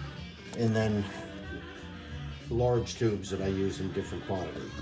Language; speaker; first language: English; native; English